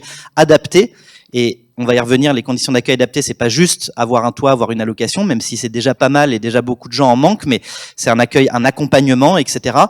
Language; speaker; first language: French; native; French